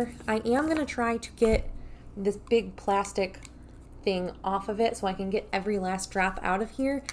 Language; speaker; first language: English; native; English